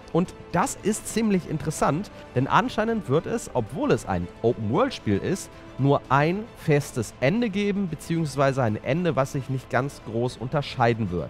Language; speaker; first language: German; native; German